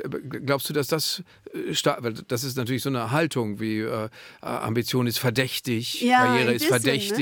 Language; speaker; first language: German; native; German